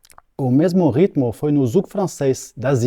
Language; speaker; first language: Portuguese; non-native, fluent; French